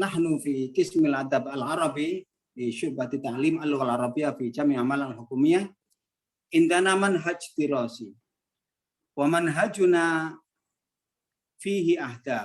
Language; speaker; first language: Arabic; non-native, fluent; Indonesian